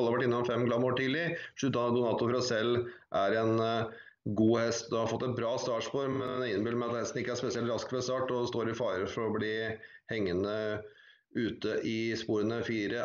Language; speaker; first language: Norwegian; native; Norwegian